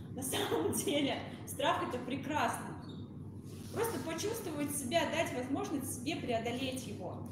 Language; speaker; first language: Russian; native; Russian